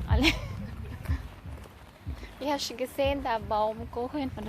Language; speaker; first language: German; non-native, learner; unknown